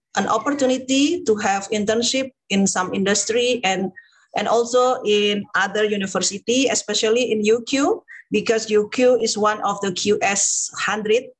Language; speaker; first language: English; non-native, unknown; Indonesian